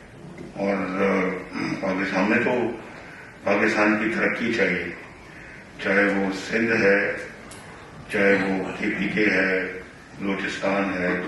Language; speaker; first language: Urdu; non-native, local second language; Punjabi